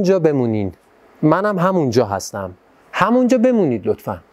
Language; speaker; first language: Persian; native; Persian